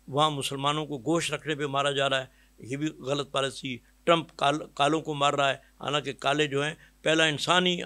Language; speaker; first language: Urdu; native; Urdu